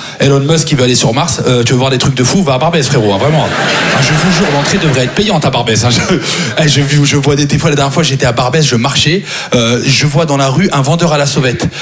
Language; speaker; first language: French; native; French